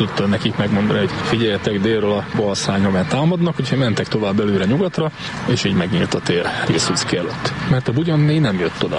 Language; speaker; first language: Hungarian; native; Hungarian